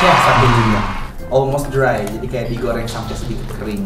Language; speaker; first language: Indonesian; native; Indonesian